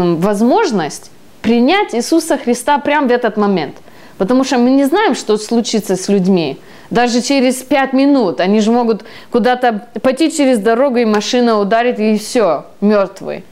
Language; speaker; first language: Russian; early bilingual, heritage; Russian